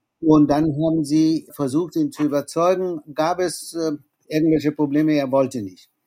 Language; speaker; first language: German; non-native, fluent; Bangla